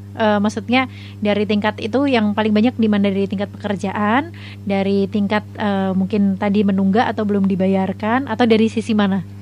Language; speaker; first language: Indonesian; native; Indonesian